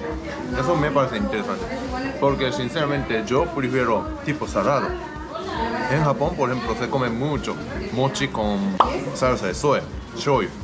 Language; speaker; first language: Spanish; non-native, learner; Japanese